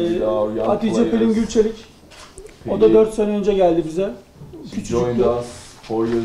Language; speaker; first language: Turkish; native; Turkish